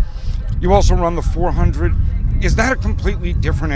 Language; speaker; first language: English; native; English